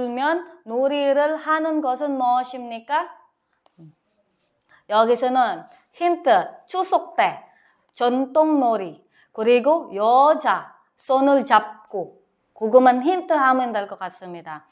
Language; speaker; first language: Korean; non-native, fluent; Filipino